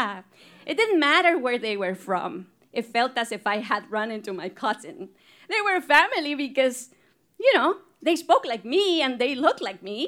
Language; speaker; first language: English; non-native, fluent; Spanish